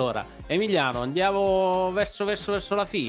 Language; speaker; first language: Italian; native; Italian